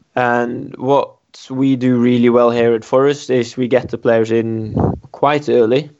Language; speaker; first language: English; non-native, fluent; Norwegian